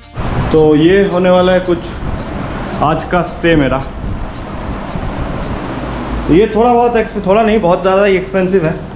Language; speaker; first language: Hindi; non-native, local second language; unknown